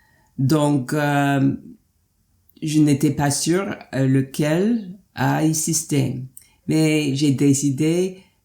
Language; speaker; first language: French; non-native, fluent; English